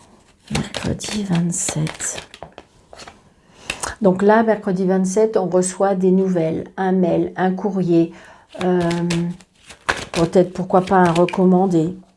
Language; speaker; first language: French; native; French